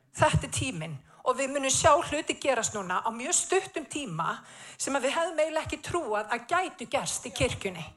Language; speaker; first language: Icelandic; native; Icelandic